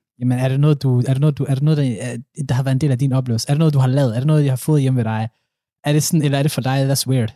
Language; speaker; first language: Danish; early bilingual, other home language; Somali